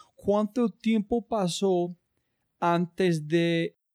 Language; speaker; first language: Spanish; non-native, learner; English